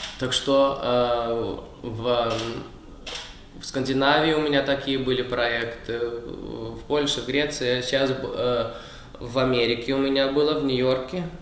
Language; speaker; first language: Russian; early bilingual, heritage; Russian